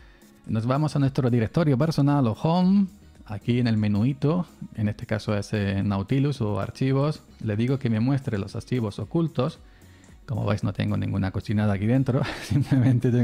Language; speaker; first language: Spanish; native; Spanish